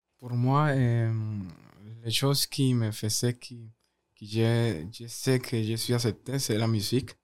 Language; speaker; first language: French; non-native, learner; Spanish